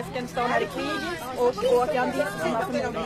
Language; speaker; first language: Swedish; native; Swedish